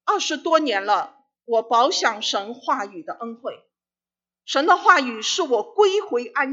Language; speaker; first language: Chinese; native; Chinese